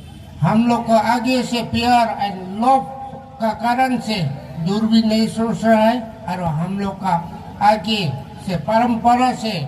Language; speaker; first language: Hindi; non-native, local second language; Bodo